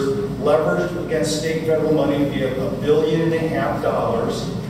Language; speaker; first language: English; native; English